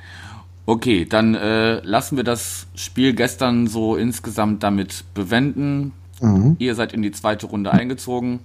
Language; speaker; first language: German; native; German